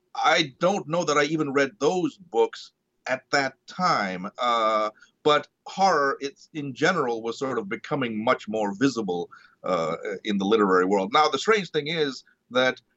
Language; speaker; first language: English; early bilingual, other home language; Marathi